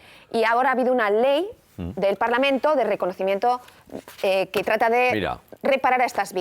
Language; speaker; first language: Spanish; native; Spanish